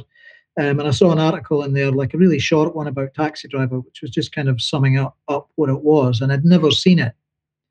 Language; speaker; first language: English; native; English